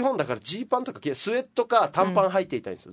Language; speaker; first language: Japanese; native; Japanese